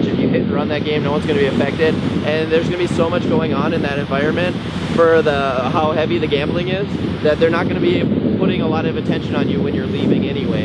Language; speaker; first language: English; native; English